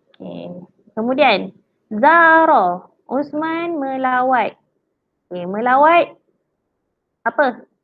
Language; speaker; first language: Malay; native; Malay